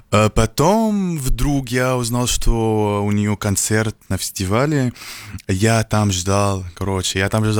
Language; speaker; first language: Russian; non-native, learner; Arabic